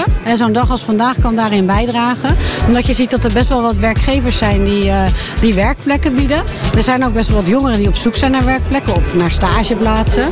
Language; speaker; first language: Dutch; native; Dutch